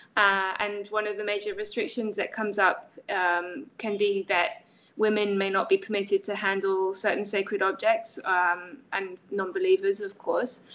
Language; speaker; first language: English; non-native, fluent; French